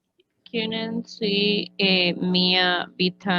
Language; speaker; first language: German; non-native, learner; Spanish